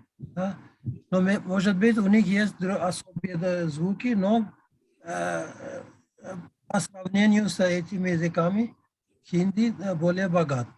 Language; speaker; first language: Russian; non-native, fluent; Telugu